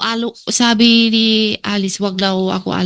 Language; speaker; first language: Filipino; early bilingual, other home language; Chinese